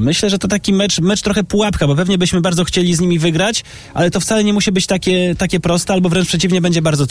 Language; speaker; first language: Polish; native; Polish